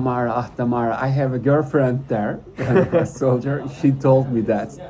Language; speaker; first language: English; non-native, learner; Turkish